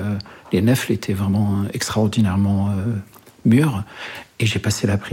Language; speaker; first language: French; early bilingual, other home language; Arabic